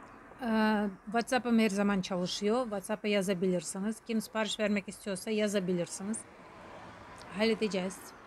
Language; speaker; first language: Turkish; non-native, learner; Russian